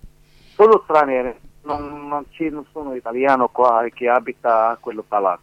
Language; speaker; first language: Italian; non-native, learner; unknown